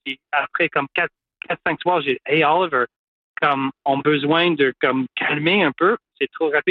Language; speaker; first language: French; non-native, local second language; English